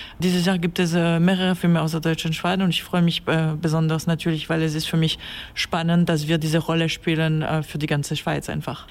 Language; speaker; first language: German; non-native, local second language; French